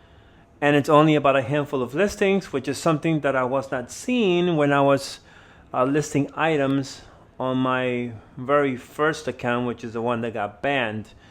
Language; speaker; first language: English; native; English